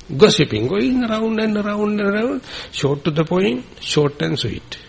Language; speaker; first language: English; non-native, local second language; Sinhala